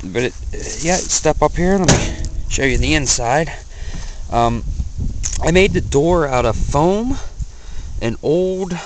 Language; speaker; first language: English; native; English